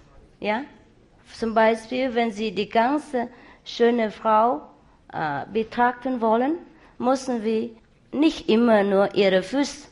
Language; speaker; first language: German; non-native, learner; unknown